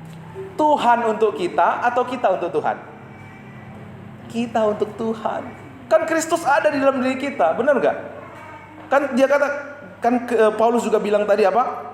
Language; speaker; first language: Indonesian; native; Indonesian